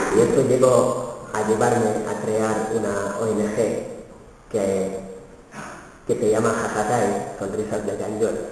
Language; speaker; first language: Spanish; non-native, fluent; Wolof